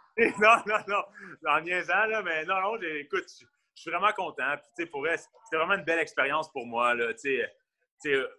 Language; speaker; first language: French; native; French